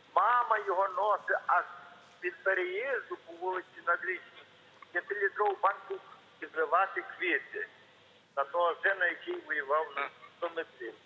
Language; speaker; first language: Ukrainian; native; Ukrainian